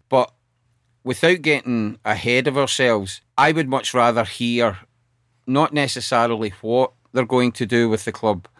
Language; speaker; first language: English; native; English